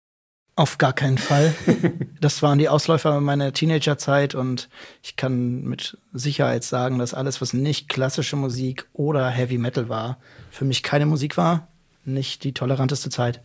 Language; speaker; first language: German; native; German